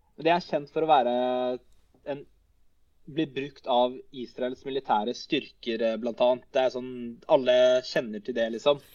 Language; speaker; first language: Norwegian; native; Norwegian